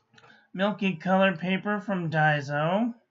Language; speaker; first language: English; native; English